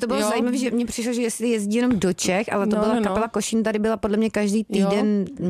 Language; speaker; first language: Czech; native; Czech